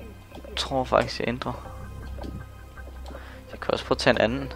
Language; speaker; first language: Danish; native; Danish